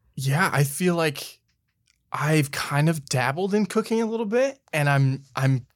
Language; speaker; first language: English; native; English